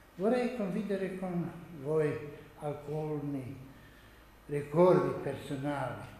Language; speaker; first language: Italian; non-native, learner; Croatian